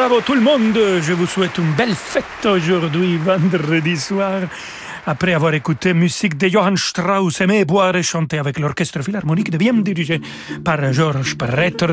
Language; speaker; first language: French; non-native, fluent; Spanish